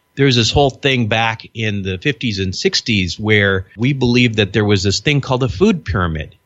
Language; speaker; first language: English; native; English